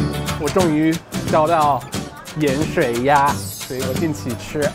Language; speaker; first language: Chinese; non-native, fluent; English